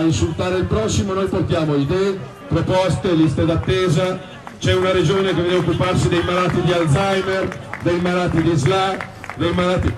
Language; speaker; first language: Italian; native; Italian